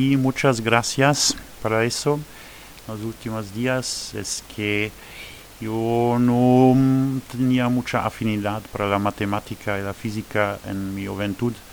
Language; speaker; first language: Spanish; non-native, fluent; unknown